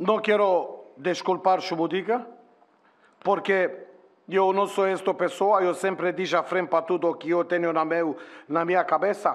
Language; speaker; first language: Portuguese; non-native, learner; Romanian